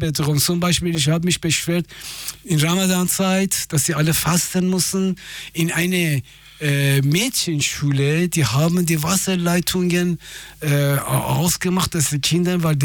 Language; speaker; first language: German; non-native, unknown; Persian